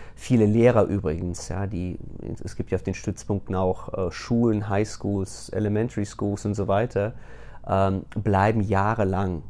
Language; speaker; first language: German; early bilingual, other home language; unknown